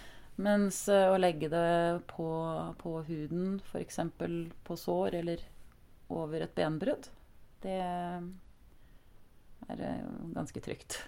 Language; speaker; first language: Norwegian; native; Norwegian